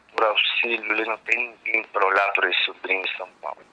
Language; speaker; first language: Portuguese; native; Portuguese